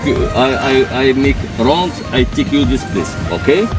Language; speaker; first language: English; non-native, learner; Arabic